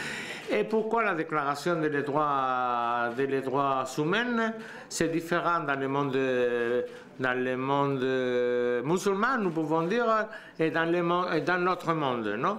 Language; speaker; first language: French; non-native, learner; Spanish